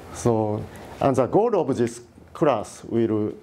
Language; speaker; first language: English; non-native, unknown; Japanese